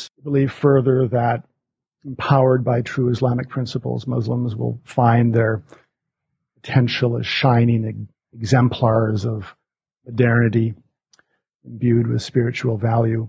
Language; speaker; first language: English; native; English